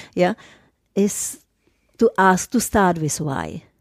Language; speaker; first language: English; non-native, fluent; Czech